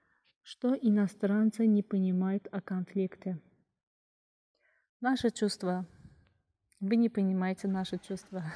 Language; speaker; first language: Russian; non-native, fluent; Azerbaijani